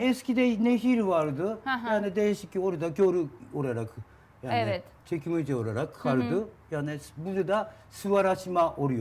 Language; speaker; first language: Turkish; non-native, learner; Japanese